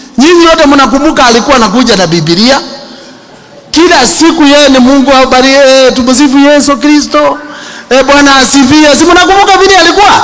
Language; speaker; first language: Swahili; non-native, local second language; Kikuyu